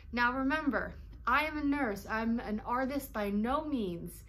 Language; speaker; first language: English; native; English